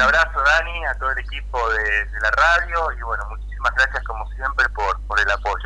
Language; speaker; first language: Spanish; native; Spanish